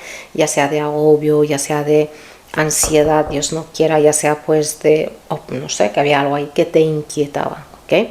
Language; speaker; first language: Spanish; native; Spanish